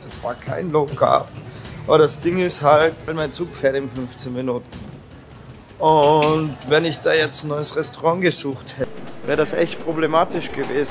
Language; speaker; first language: German; native; German